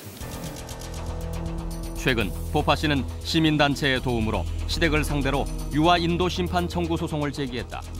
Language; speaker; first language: Korean; native; Korean